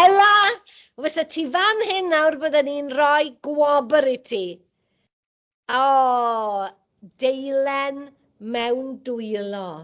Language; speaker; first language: Welsh; native; Welsh